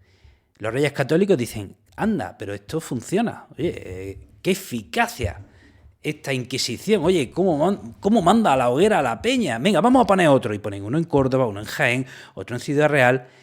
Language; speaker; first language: Spanish; native; Spanish